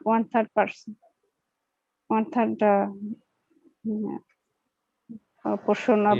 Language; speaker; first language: English; non-native, learner; Bangla